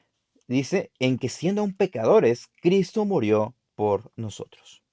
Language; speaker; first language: Spanish; native; Spanish